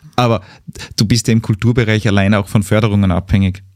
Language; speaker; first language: German; native; German